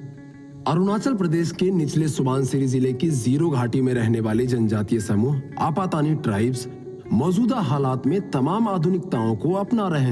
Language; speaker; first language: Hindi; native; Hindi